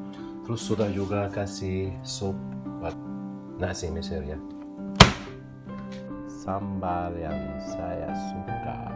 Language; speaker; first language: Indonesian; non-native, learner; Arabic